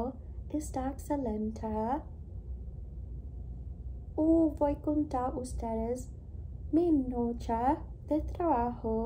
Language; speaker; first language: Spanish; non-native, learner; English